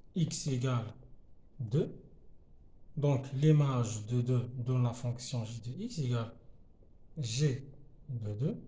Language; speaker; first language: French; non-native, local second language; Arabic